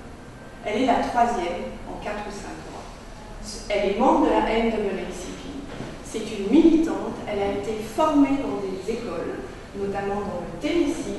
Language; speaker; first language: French; native; French